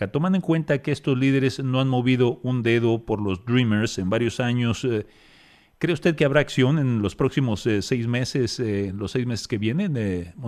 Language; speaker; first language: Spanish; native; Spanish